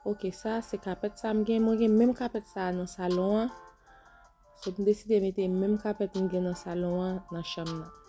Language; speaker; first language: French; non-native, local second language; Haitian Creole